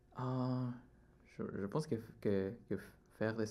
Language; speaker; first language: French; non-native, learner; Spanish